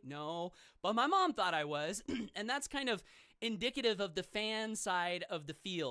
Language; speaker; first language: English; native; English